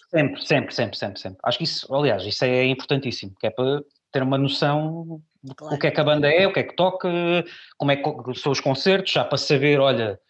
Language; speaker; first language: Portuguese; native; Portuguese